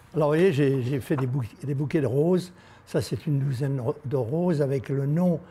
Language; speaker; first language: French; native; French